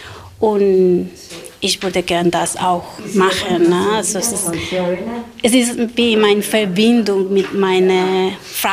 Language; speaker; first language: German; non-native, learner; Spanish